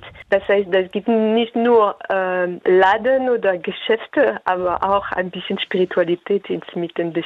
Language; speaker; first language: German; non-native, fluent; French